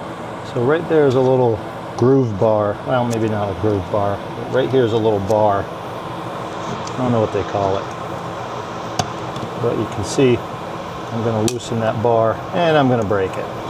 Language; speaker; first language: English; native; English